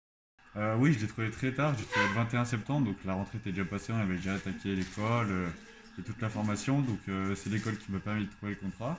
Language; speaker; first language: French; native; French